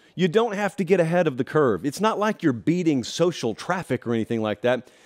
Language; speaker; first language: English; native; English